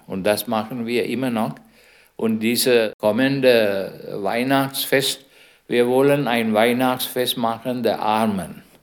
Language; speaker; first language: German; non-native, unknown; Sinhala